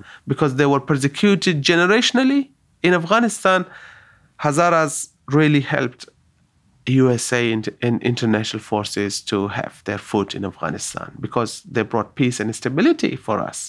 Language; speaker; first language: English; non-native, local second language; Hazaragi